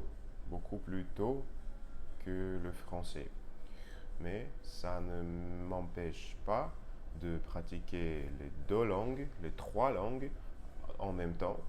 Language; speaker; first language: French; non-native, learner; Russian